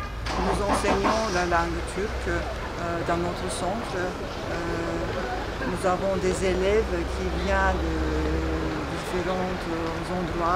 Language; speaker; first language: French; non-native, fluent; Turkish